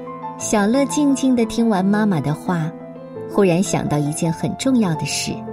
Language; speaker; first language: Chinese; native; Chinese